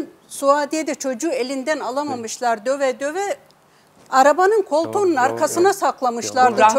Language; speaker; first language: Turkish; native; Turkish